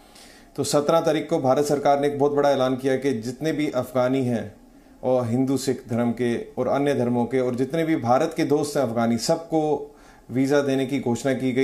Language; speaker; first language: Hindi; native; Hindi